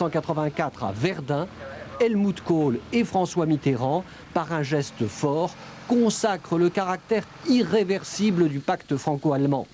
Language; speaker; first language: French; native; French